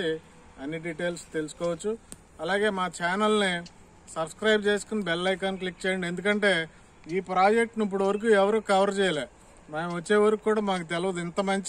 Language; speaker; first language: Telugu; native; Telugu